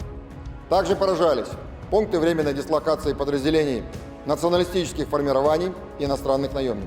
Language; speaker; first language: Russian; native; Russian